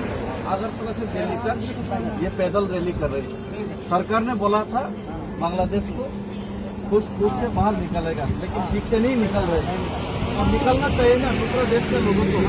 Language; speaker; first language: Hindi; non-native, local second language; Kok Borok